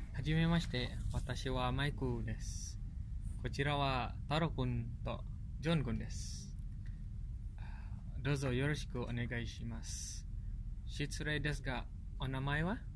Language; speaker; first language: Japanese; non-native, learner; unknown